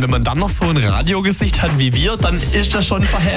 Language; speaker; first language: German; native; German